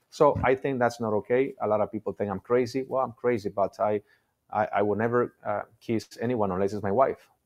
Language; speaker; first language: English; non-native, fluent; Spanish